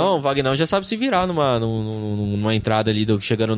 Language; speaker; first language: Portuguese; native; Portuguese